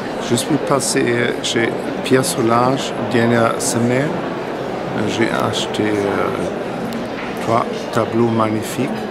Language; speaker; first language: French; non-native, fluent; German